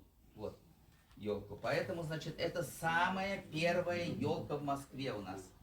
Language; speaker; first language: Russian; native; Russian